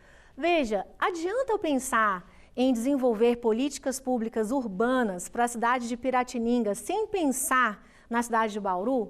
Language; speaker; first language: Portuguese; native; Portuguese